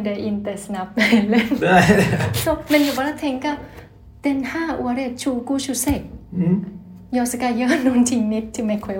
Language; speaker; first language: Swedish; non-native, learner; Thai